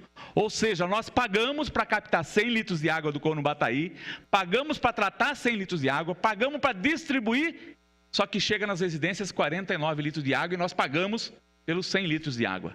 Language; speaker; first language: Portuguese; native; Portuguese